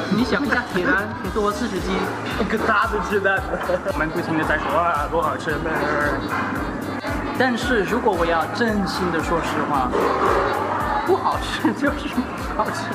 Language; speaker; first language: Chinese; non-native, fluent; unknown